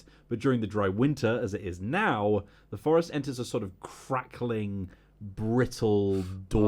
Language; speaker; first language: English; native; English